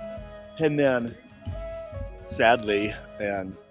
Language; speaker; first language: English; native; English